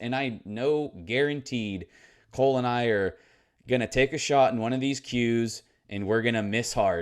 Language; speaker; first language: English; native; English